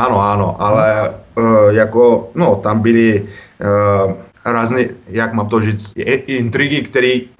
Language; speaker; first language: Czech; non-native, learner; Bulgarian